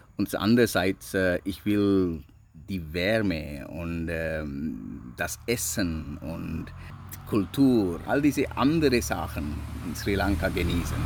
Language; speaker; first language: German; non-native, fluent; Sinhala